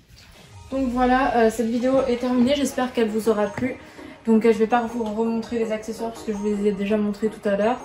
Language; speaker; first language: French; native; French